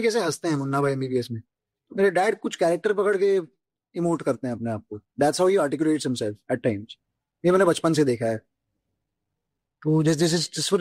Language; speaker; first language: Hindi; native; Hindi